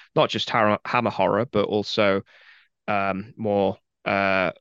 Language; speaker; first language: English; native; English